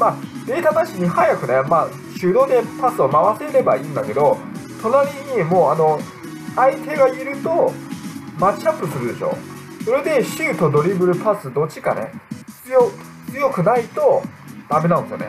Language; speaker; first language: Japanese; native; Japanese